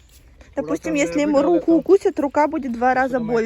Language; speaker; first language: Russian; native; Russian